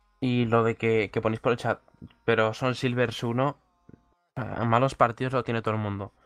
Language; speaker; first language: Spanish; native; Spanish